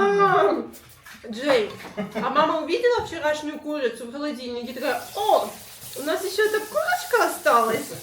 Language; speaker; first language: Russian; native; Russian